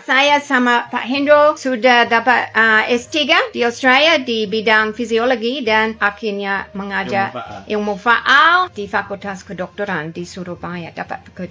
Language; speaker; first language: Indonesian; non-native, fluent; English